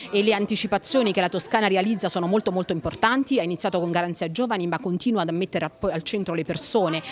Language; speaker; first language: Italian; native; Italian